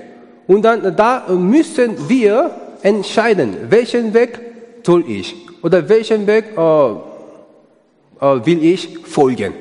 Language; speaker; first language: German; non-native, learner; Korean